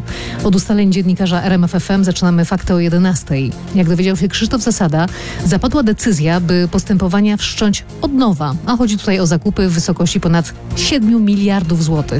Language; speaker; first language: Polish; native; Polish